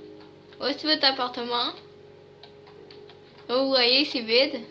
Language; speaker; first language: French; native; French